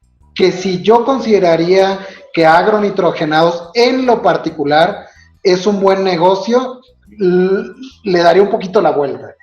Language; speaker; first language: Spanish; native; Spanish